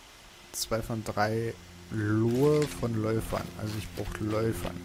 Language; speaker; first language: German; native; German